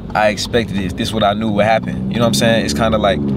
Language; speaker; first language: English; native; English